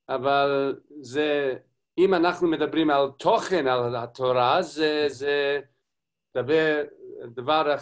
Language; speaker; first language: Hebrew; non-native, learner; English